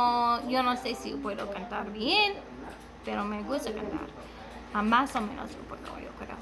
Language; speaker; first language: Spanish; non-native, learner; English